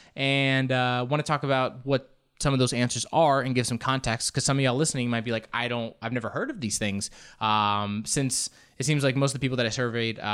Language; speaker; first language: English; early bilingual, other home language; Spanish